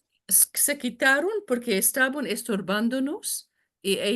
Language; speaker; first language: Spanish; non-native, fluent; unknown